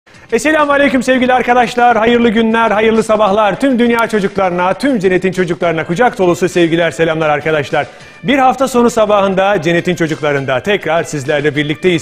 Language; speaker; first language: Turkish; native; Turkish